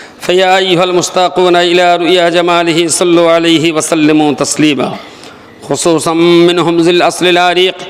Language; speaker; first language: Arabic; non-native, fluent; Bangla